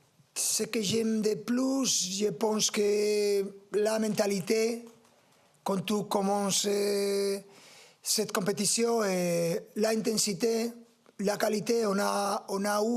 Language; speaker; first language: French; non-native, fluent; Spanish